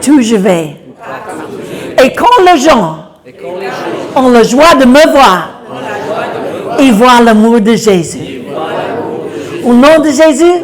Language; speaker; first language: French; non-native, fluent; English